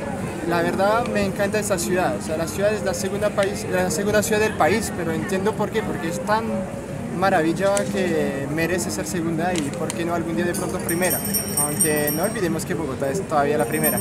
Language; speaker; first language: Spanish; non-native, fluent; French